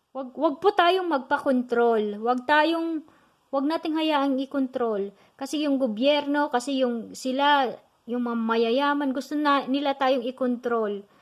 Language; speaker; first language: Filipino; non-native, local second language; Cebuano